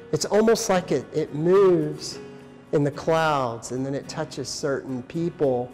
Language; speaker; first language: English; native; English